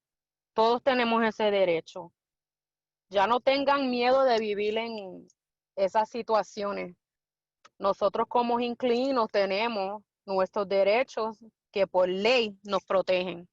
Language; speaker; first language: Spanish; early bilingual, heritage; Spanish